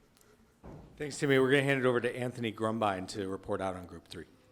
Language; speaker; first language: English; native; English